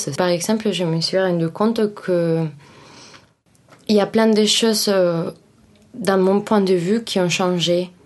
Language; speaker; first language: French; non-native, learner; Spanish